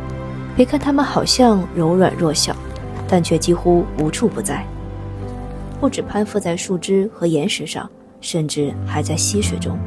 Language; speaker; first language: Chinese; native; Chinese